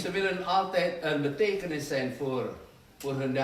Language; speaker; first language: Dutch; non-native, fluent; Indonesian